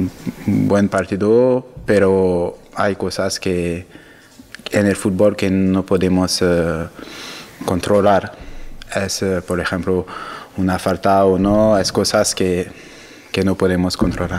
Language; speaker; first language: Spanish; non-native, learner; French